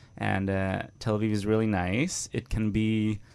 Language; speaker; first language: English; non-native, fluent; Italian